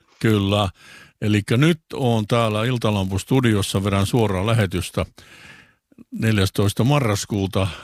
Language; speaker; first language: Finnish; native; Finnish